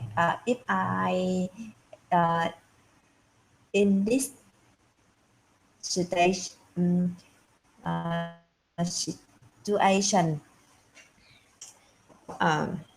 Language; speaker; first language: English; non-native, learner; Vietnamese